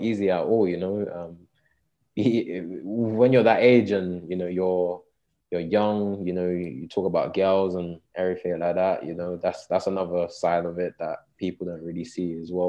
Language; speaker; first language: English; native; English